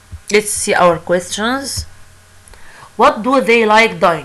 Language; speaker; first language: English; non-native, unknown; Arabic